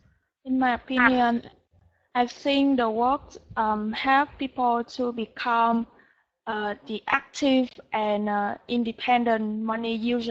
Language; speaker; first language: English; non-native, learner; Vietnamese